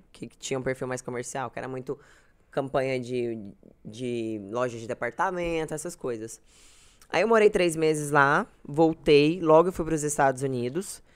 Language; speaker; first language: Portuguese; native; Portuguese